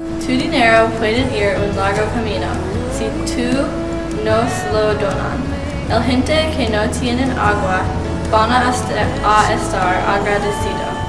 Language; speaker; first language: Spanish; non-native, learner; English